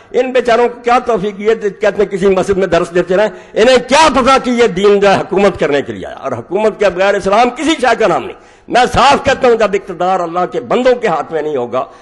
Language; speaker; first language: Urdu; native; Urdu